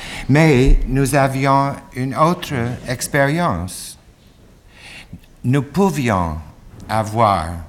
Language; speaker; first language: French; non-native, fluent; English